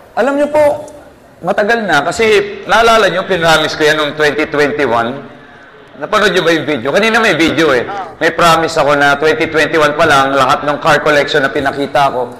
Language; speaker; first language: Filipino; native; Filipino